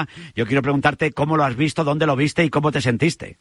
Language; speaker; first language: Spanish; native; Spanish